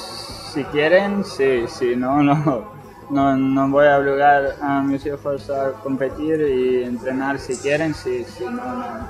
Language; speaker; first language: Spanish; non-native, fluent; Ukrainian